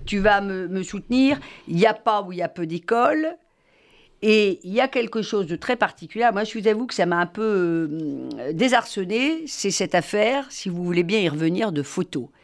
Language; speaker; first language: French; native; French